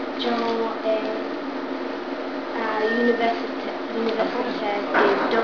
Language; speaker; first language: French; non-native, learner; English